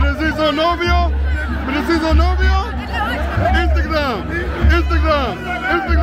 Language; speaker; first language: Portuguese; non-native, learner; English